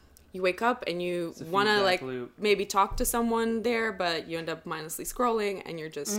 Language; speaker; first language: English; non-native, fluent; Russian